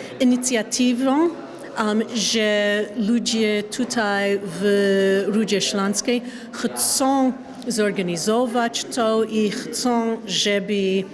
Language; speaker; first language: Polish; non-native, learner; English